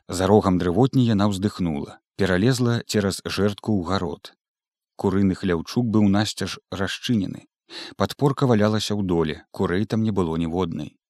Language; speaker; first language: Belarusian; native; Belarusian